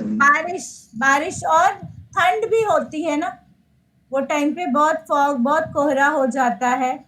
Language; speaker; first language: Hindi; native; Hindi